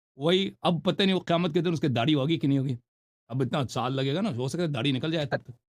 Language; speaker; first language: Urdu; non-native, fluent; Persian